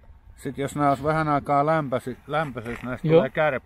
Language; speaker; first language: Finnish; native; Finnish